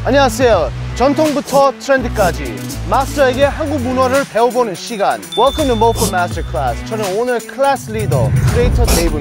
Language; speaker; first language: Korean; non-native, fluent; English